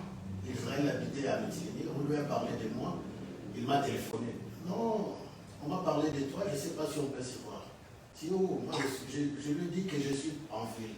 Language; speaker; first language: French; non-native, local second language; Lingala